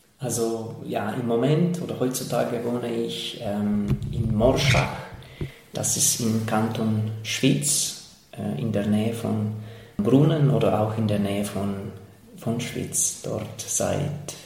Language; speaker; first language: German; non-native, fluent; Polish